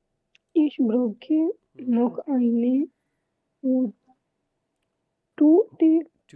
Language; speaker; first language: German; non-native, learner; Urdu